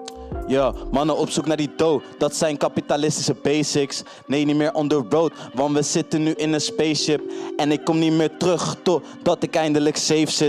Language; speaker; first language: Dutch; native; Dutch